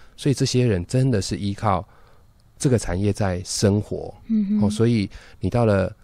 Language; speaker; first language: Chinese; native; Chinese